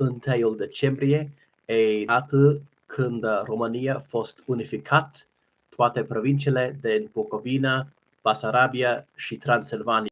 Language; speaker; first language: Romanian; non-native, learner; English